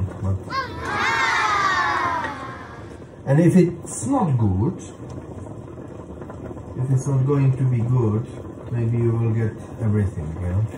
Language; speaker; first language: English; non-native, fluent; Czech